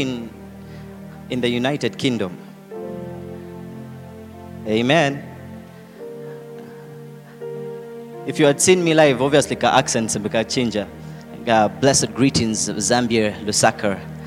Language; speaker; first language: English; non-native, local second language; Nyanja